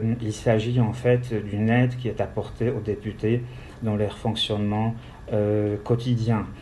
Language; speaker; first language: French; non-native, fluent; Polish